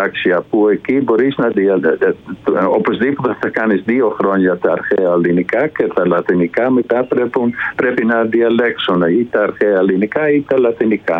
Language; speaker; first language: Greek; non-native, fluent; Dutch